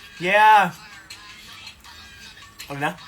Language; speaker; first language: English; non-native, learner; Thai